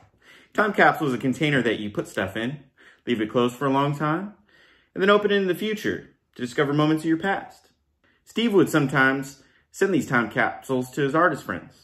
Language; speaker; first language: English; native; English